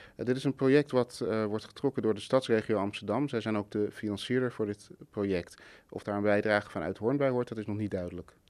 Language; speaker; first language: Dutch; native; Dutch